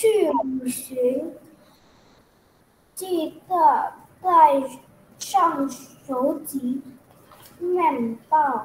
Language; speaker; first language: Chinese; non-native, learner; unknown